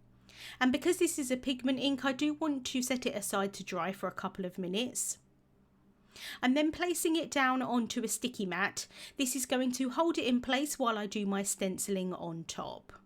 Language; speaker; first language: English; native; English